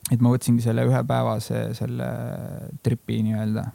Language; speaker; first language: Estonian; native; Estonian